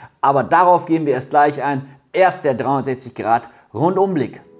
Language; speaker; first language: German; native; German